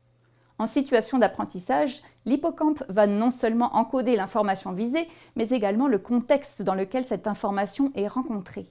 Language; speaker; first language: French; native; French